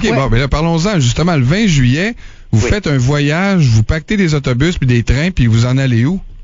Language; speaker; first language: French; native; French